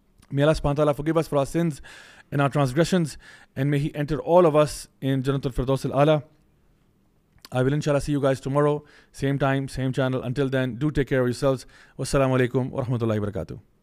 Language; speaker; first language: English; non-native, local second language; Urdu